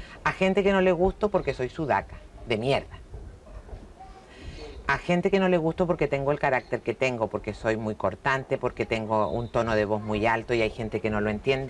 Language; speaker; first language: Spanish; native; Spanish